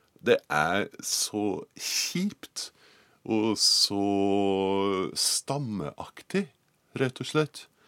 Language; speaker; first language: Norwegian; non-native, fluent; English